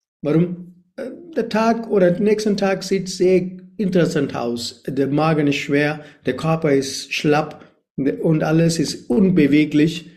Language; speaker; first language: German; non-native, learner; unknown